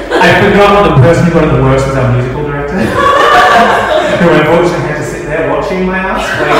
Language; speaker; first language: English; native; English